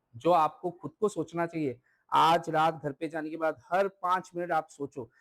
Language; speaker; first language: Hindi; non-native, local second language; Marathi